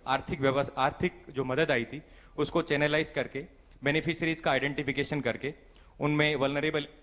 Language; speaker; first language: Hindi; native; Hindi